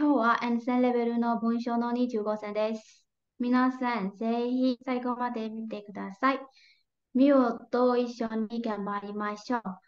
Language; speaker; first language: Japanese; non-native, learner; Burmese